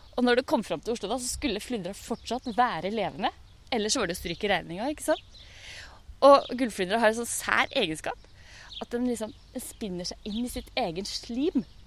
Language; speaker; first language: Norwegian; native; Norwegian